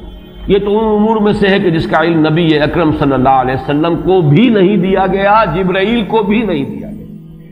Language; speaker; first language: Urdu; native; Urdu